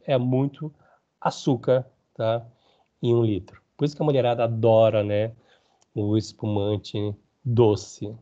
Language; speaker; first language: Portuguese; native; Portuguese